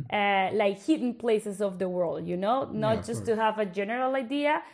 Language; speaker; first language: English; non-native, fluent; Spanish